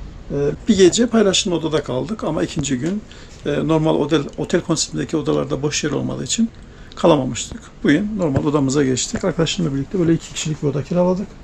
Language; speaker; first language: Turkish; native; Turkish